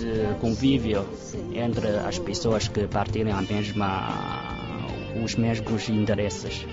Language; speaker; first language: Portuguese; non-native, fluent; Chinese